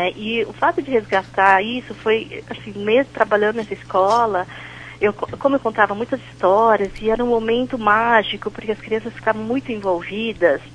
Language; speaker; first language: Portuguese; early bilingual, other home language; Chinese